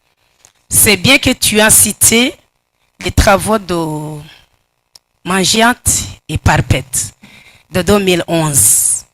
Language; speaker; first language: French; non-native, fluent; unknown